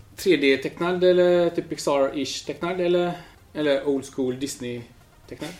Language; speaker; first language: Swedish; early bilingual, other home language; Spanish